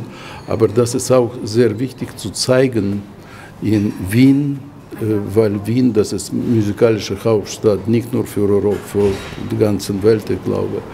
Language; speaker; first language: German; non-native, learner; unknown